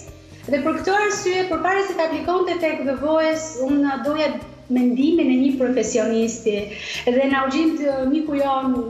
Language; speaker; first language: Albanian; native; Albanian